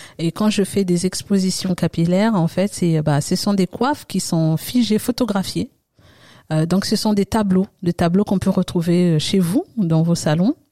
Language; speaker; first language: French; early bilingual, other home language; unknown